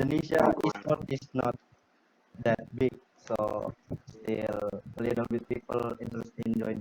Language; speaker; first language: English; non-native, learner; Indonesian